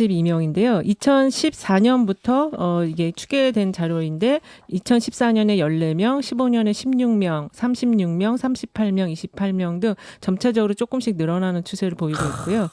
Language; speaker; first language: Korean; native; Korean